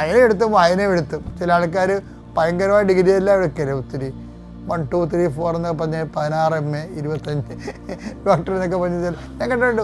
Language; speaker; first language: Malayalam; native; Malayalam